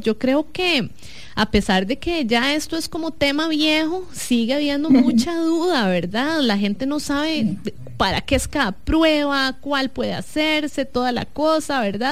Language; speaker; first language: Spanish; native; Spanish